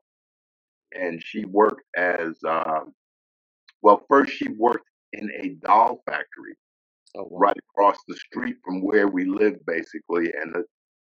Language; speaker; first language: English; native; English